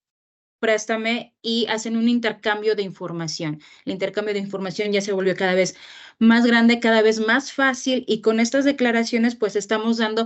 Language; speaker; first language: Spanish; native; Spanish